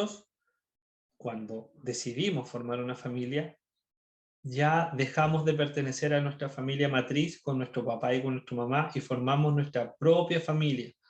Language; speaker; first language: Spanish; native; Spanish